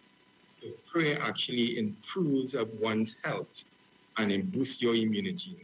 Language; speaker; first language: English; native; English